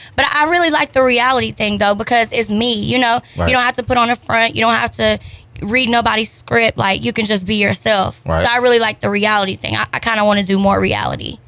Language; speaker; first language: English; native; English